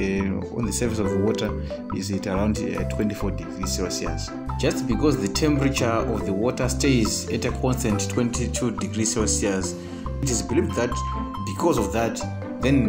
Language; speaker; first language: English; non-native, local second language; Shona